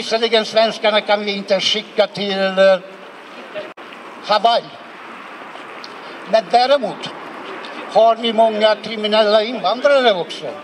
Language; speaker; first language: Swedish; non-native, fluent; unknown